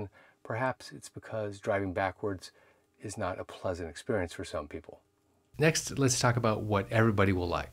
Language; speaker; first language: English; native; English